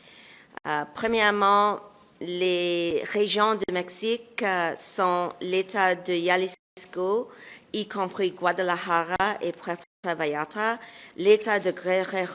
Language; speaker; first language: French; non-native, local second language; English